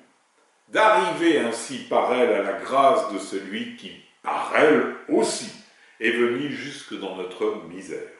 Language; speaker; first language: French; native; French